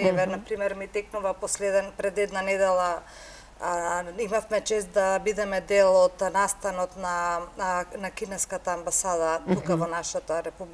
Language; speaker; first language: Macedonian; native; Macedonian